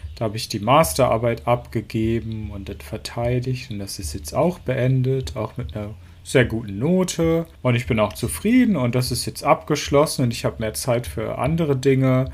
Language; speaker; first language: German; native; German